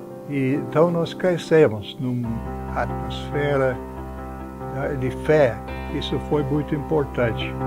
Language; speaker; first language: Portuguese; non-native, fluent; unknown